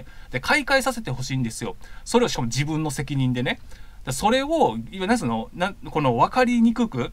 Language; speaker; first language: Japanese; native; Japanese